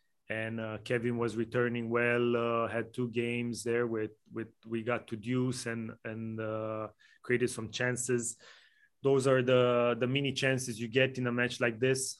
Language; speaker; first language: English; non-native, fluent; Romanian